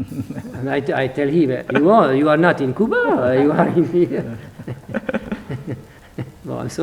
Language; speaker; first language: English; non-native, learner; Hungarian